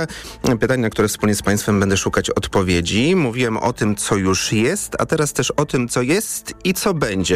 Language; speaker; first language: Polish; native; Polish